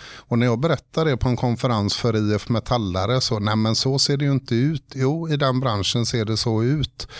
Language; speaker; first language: Swedish; native; Swedish